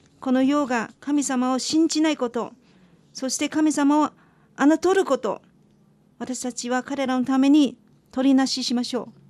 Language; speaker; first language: Japanese; non-native, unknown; Chinese